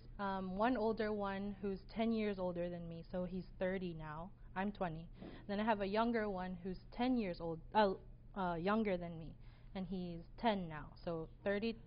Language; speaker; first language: English; early bilingual, other home language; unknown